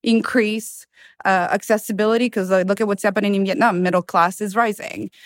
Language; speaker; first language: English; non-native, fluent; Italian